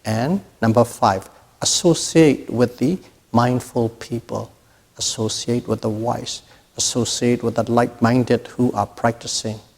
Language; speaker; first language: English; non-native, fluent; Burmese